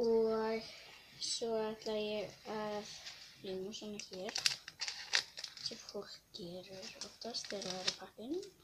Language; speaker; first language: Icelandic; non-native, local second language; Portuguese